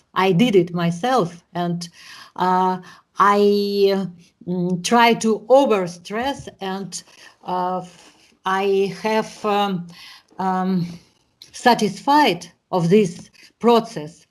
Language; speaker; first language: English; non-native, learner; Russian